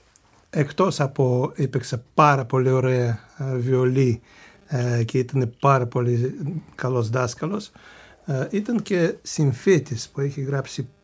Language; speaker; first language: Greek; non-native, fluent; Russian